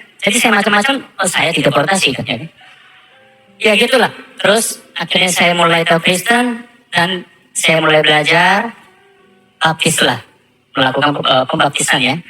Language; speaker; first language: Indonesian; non-native, fluent; Korean